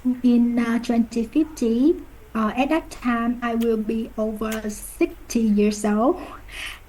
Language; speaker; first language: English; non-native, learner; Vietnamese